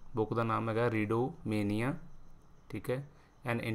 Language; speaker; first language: Hindi; non-native, local second language; Punjabi